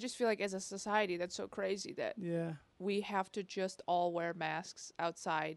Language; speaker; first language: English; early bilingual, other home language; Chinese